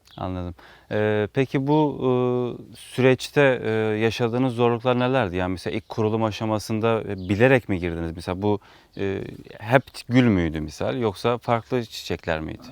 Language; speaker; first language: Turkish; native; Turkish